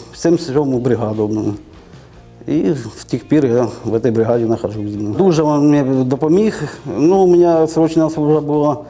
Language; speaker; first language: Ukrainian; non-native, local second language; Russian